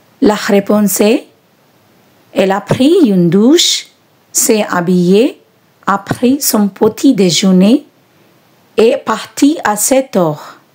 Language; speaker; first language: French; non-native, fluent; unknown